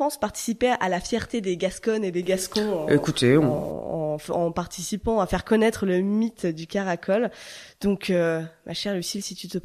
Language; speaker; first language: French; native; French